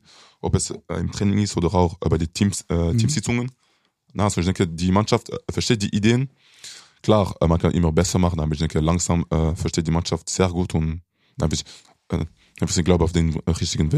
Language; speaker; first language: German; non-native, local second language; French